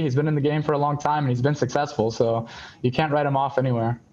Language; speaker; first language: English; native; English